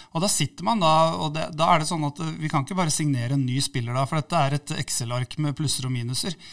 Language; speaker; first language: Norwegian; native; Norwegian